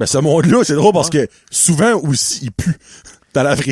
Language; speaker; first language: French; native; French